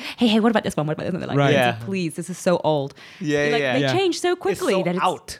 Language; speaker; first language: English; early bilingual, other home language; Arabic